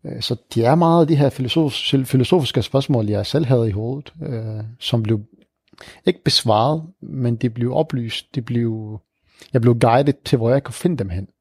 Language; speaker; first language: Danish; early bilingual, other home language; Arabic